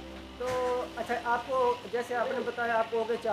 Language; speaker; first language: Hindi; native; Hindi